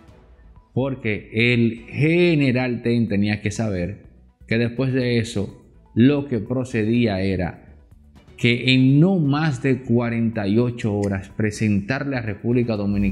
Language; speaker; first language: Spanish; native; Spanish